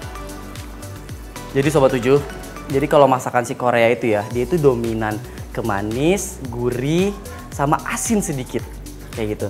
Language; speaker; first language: Indonesian; native; Indonesian